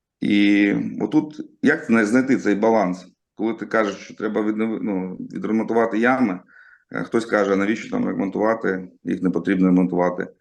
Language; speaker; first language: Ukrainian; non-native, local second language; Russian